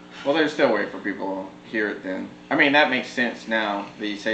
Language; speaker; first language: English; native; English